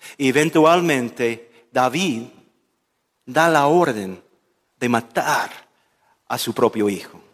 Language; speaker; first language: Spanish; non-native, fluent; English